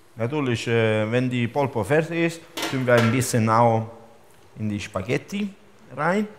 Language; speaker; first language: German; non-native, learner; Italian